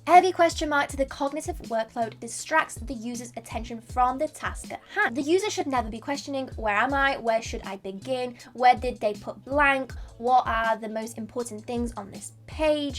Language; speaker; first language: English; non-native, fluent; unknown